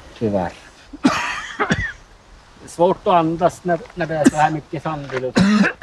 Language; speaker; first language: Swedish; native; Swedish